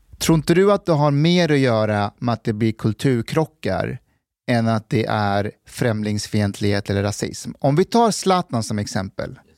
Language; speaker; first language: Swedish; native; Swedish